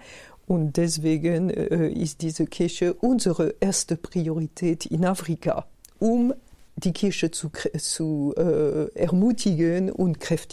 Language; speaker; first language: German; non-native, fluent; French